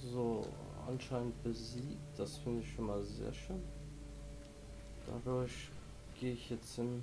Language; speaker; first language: German; native; German